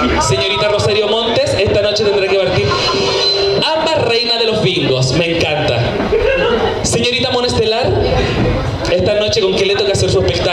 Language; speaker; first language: Spanish; native; Spanish